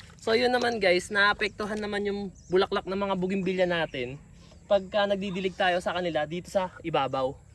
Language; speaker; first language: Filipino; native; Filipino